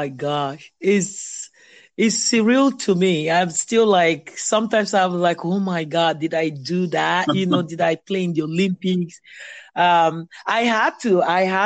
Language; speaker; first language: English; non-native, local second language; Igbo